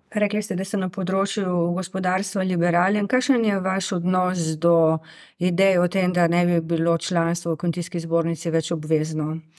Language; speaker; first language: Slovenian; native; Slovenian